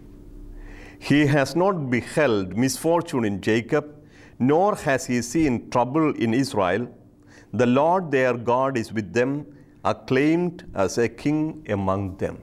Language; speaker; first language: English; non-native, local second language; Malayalam